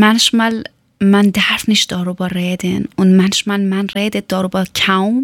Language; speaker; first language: German; non-native, learner; Persian